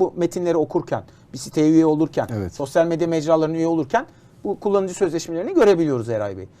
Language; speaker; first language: Turkish; native; Turkish